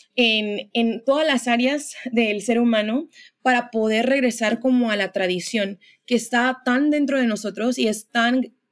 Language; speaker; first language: Spanish; early bilingual, heritage; Spanish